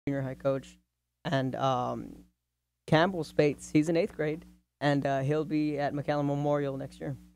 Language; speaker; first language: English; native; English